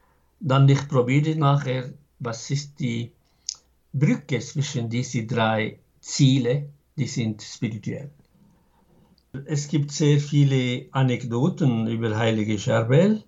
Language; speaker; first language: German; non-native, fluent; Arabic